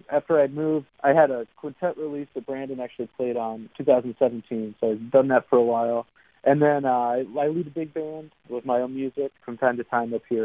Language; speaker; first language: English; native; English